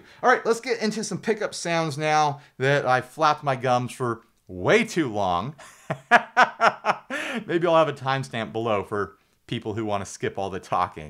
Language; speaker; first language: English; native; English